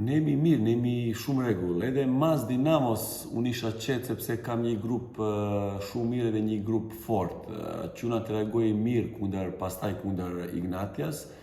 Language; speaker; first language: Albanian; non-native, fluent; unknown